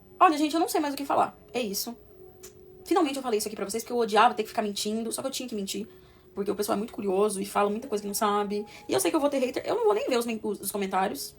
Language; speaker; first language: Portuguese; native; Portuguese